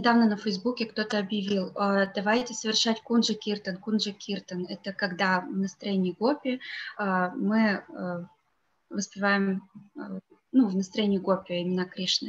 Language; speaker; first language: Russian; native; Russian